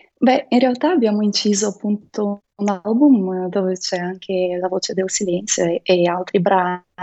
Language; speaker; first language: Italian; non-native, fluent; Russian